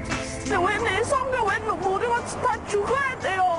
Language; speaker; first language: Korean; early bilingual, heritage; English